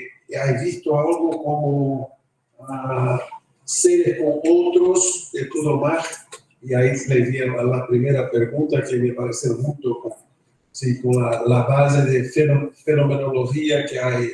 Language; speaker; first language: Spanish; non-native, fluent; Portuguese